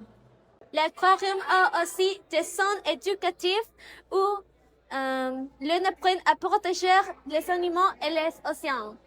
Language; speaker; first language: French; non-native, learner; Spanish